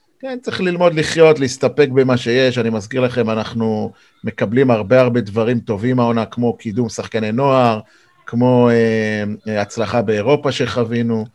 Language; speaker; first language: Hebrew; native; Hebrew